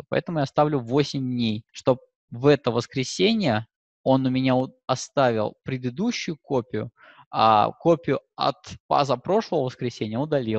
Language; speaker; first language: Russian; native; Russian